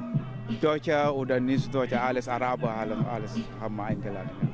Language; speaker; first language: German; non-native, learner; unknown